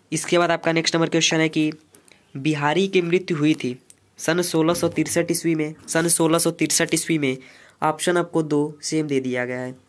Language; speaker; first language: Hindi; native; Hindi